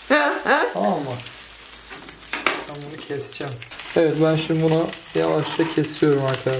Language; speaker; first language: Turkish; native; Turkish